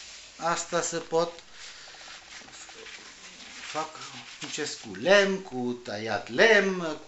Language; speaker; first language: Romanian; non-native, learner; Spanish